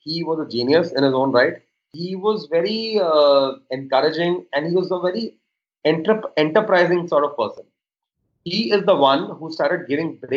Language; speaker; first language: English; non-native, local second language; Hindi